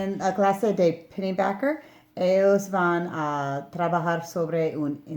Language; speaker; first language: Spanish; non-native, learner; English